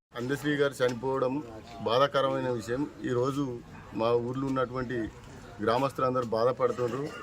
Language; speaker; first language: Telugu; native; Telugu